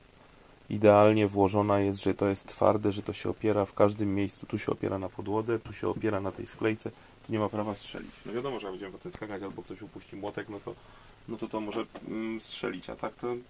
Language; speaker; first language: Polish; native; Polish